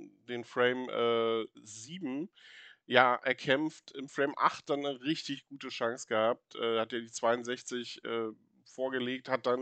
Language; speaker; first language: German; native; German